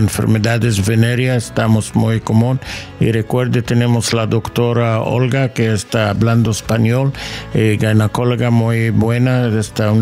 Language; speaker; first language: Spanish; non-native, learner; English